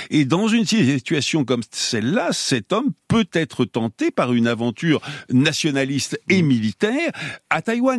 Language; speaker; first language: French; native; French